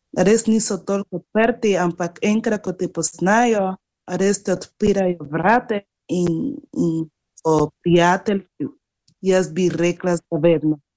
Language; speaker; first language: Slovenian; non-native, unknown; Spanish